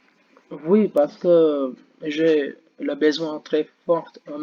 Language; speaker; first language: French; non-native, learner; Hindi